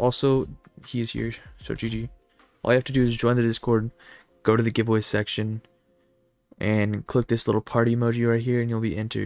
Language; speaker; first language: English; native; English